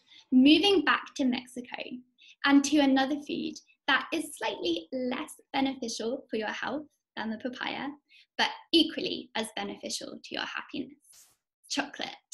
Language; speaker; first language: English; native; English